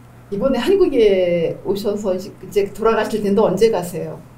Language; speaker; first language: Korean; native; Korean